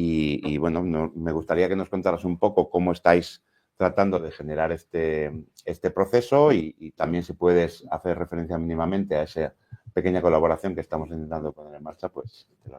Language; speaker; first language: Spanish; native; Spanish